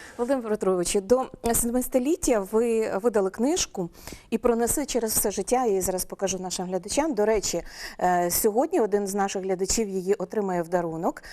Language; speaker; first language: Ukrainian; native; Ukrainian